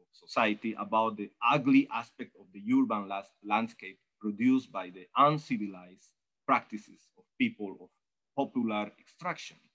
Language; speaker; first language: English; non-native, fluent; Spanish